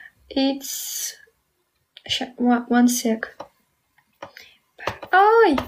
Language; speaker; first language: English; non-native, learner; Russian